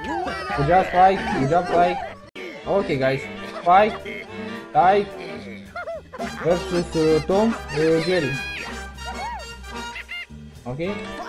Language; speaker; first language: English; non-native, learner; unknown